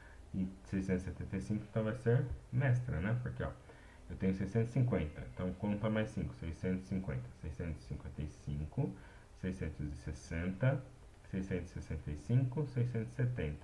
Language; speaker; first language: Portuguese; native; Portuguese